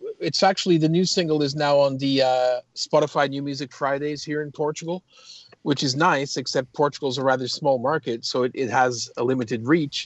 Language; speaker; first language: English; early bilingual, other home language; Portuguese